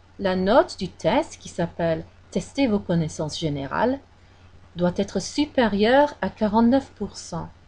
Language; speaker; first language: French; non-native, fluent; English